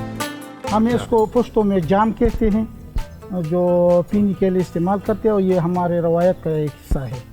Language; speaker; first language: Hindi; non-native, local second language; Pashto